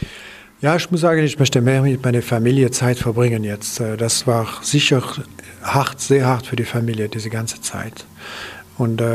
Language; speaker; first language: German; non-native, local second language; French